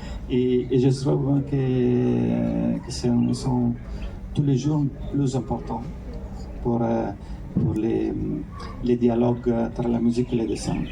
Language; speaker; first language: French; non-native, fluent; Italian